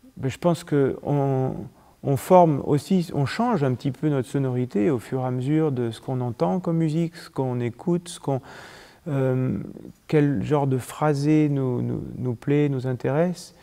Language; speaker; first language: French; native; French